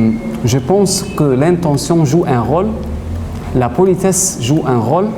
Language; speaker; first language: French; non-native, fluent; Arabic